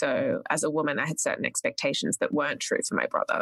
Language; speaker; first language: English; native; English